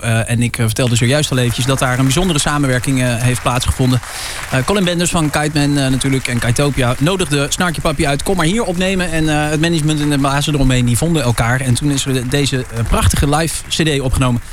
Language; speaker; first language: Dutch; native; Dutch